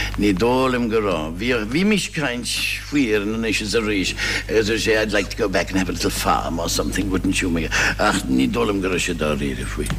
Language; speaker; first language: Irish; non-native, fluent; English